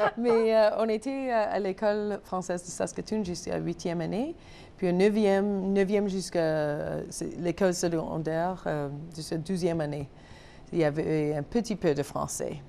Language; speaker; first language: French; non-native, local second language; English